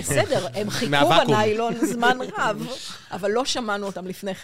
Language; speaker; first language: Hebrew; native; Hebrew